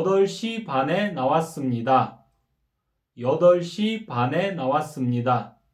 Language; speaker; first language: Korean; non-native, fluent; Kyrgyz